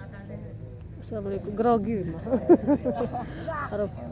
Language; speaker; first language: Indonesian; native; Indonesian